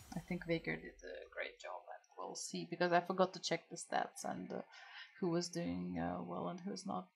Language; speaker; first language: English; non-native, fluent; Russian